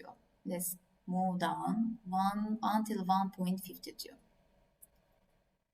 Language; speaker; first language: English; non-native, fluent; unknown